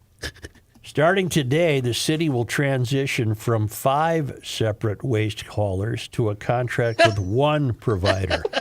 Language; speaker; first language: English; native; English